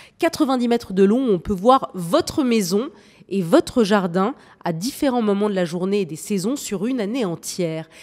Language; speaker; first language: French; native; French